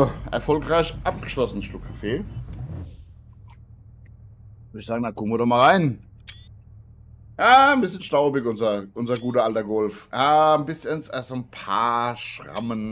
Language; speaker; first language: German; native; German